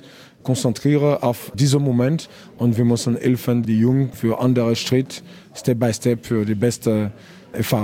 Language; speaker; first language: German; non-native, learner; French